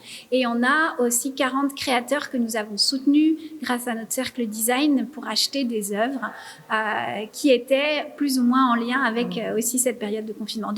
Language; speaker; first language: French; native; French